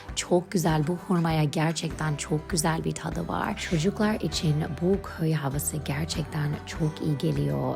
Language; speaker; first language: Turkish; non-native, learner; English